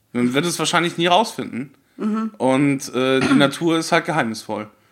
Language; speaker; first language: German; native; German